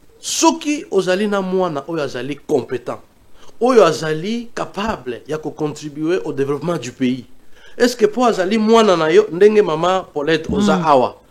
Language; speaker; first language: Lingala; non-native, local second language; Luba-Lulua